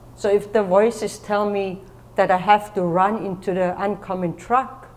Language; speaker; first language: English; non-native, fluent; German